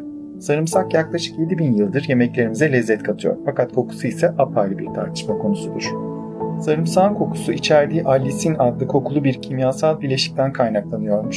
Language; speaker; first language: Turkish; native; Turkish